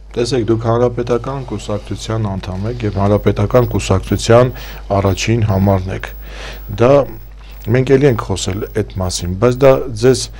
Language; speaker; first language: Armenian; native; Armenian